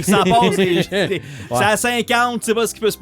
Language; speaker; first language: French; native; French